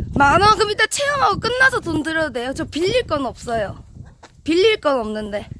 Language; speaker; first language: Korean; native; Korean